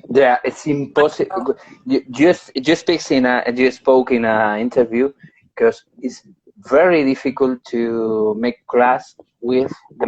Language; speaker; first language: English; non-native, learner; Spanish